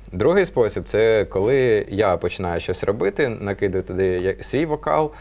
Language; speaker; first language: Ukrainian; non-native, local second language; Russian